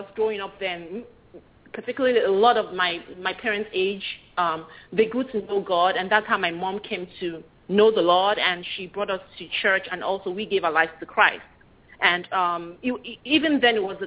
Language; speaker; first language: English; non-native, local second language; Yoruba